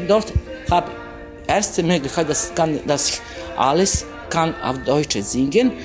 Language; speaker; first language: German; non-native, learner; Serbian